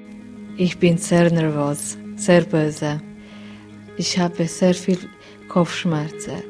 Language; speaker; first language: German; non-native, learner; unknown